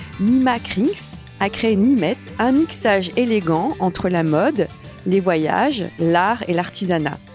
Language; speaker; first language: French; native; French